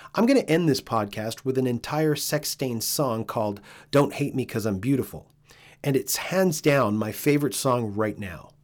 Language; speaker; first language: English; native; English